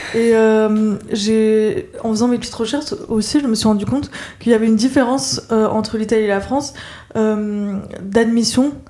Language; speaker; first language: French; native; French